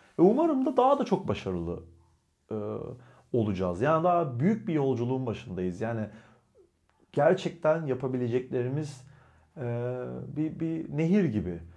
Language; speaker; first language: Turkish; native; Turkish